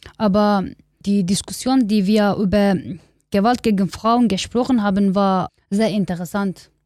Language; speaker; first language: German; non-native, learner; Kurdish